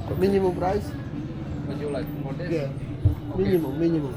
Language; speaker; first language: English; non-native, learner; Polish